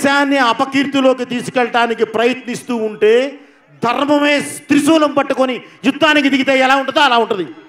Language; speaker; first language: Telugu; native; Telugu